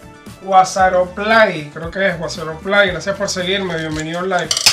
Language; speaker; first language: Spanish; native; Spanish